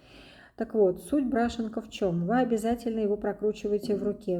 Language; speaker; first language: Russian; native; Russian